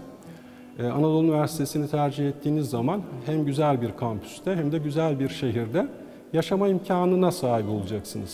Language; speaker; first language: Turkish; native; Turkish